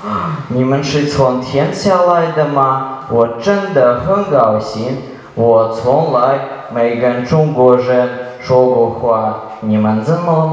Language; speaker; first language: Chinese; non-native, learner; Russian